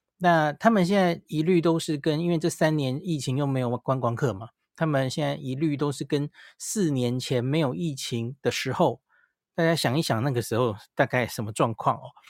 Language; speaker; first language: Chinese; native; Chinese